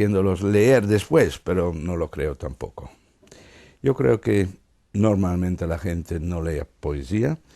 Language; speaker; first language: Spanish; non-native, fluent; Dutch